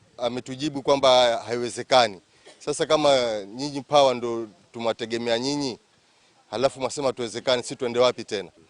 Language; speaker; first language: Swahili; native; Swahili